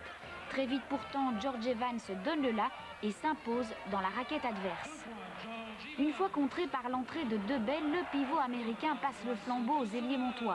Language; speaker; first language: French; native; French